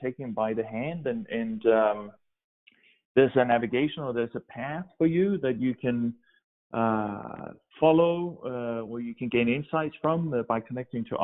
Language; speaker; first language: English; non-native, fluent; Danish